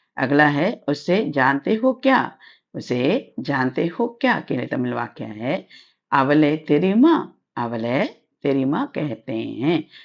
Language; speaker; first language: Hindi; non-native, local second language; Tamil